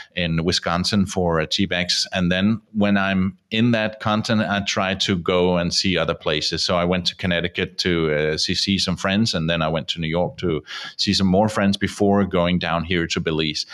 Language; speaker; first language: English; non-native, fluent; Danish